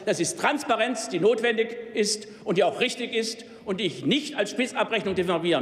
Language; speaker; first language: German; native; German